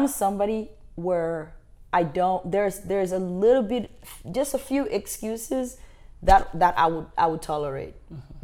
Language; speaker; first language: English; non-native, local second language; Wolof